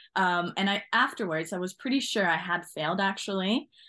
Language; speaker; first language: English; non-native, fluent; Norwegian